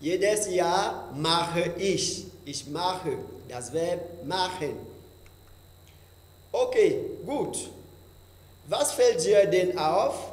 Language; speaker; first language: German; non-native, fluent; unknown